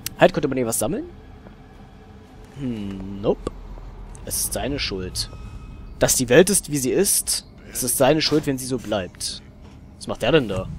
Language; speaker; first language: German; native; German